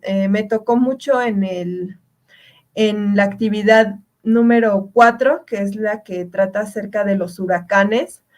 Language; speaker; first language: Spanish; native; Spanish